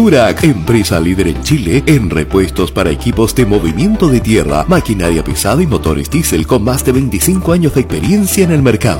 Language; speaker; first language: Spanish; native; Spanish